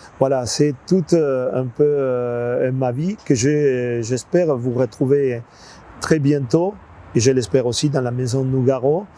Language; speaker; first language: French; non-native, fluent; Spanish